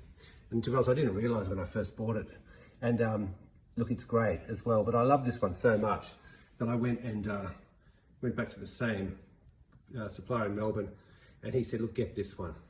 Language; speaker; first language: English; native; English